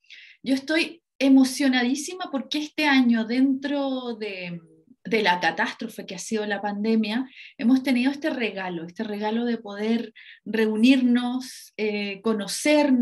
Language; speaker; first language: Spanish; native; Spanish